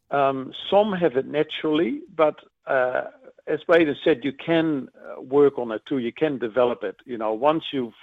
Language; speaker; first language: English; non-native, fluent; Dutch